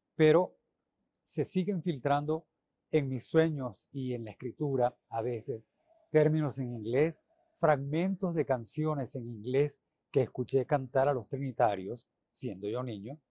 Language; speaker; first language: Spanish; native; Spanish